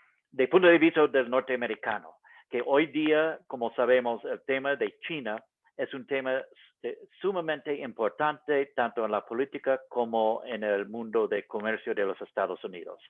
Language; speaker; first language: Spanish; non-native, fluent; English